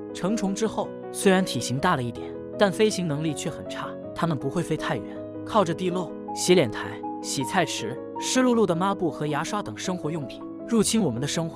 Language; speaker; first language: Chinese; native; Chinese